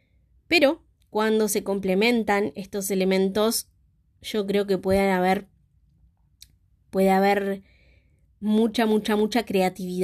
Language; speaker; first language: Spanish; native; Spanish